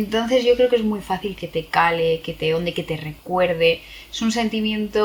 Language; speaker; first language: Spanish; native; Spanish